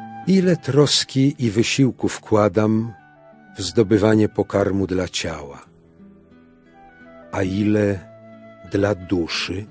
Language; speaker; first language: Polish; native; Polish